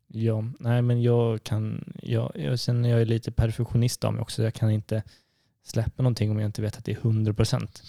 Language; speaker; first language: Swedish; native; Swedish